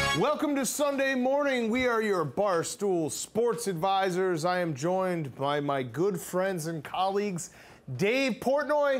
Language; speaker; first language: English; native; English